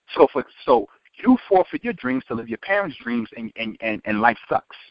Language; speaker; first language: English; native; English